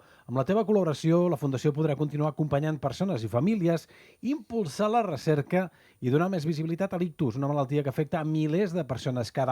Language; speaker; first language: Catalan; native; Catalan